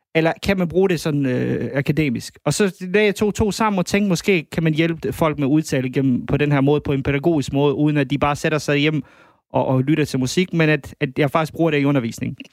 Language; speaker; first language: Danish; early bilingual, other home language; Bosnian